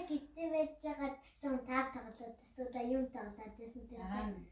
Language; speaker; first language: Mongolian; early bilingual, heritage; Mongolian